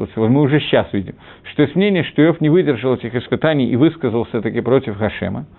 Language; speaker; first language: Russian; early bilingual, heritage; Russian